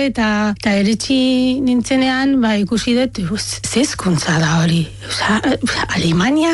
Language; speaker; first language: Basque; non-native, fluent; Arabic